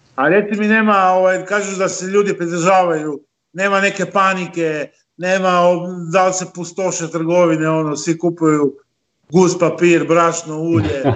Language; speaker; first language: Croatian; native; Croatian